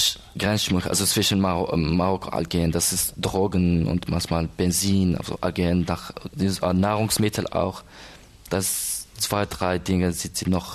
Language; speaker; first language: German; non-native, learner; Arabic